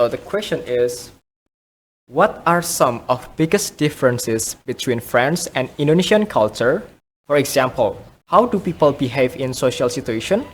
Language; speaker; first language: English; non-native, fluent; Indonesian